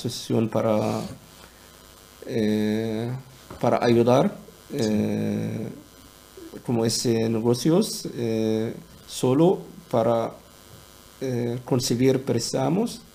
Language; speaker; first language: Spanish; non-native, learner; Arabic